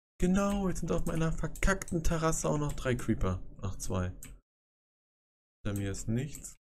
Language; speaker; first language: German; native; German